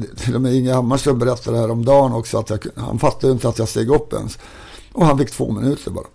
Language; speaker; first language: Swedish; native; Swedish